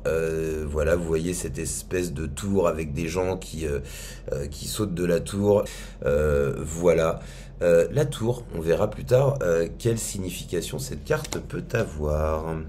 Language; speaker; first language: French; native; French